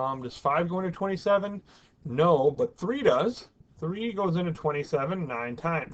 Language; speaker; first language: English; native; English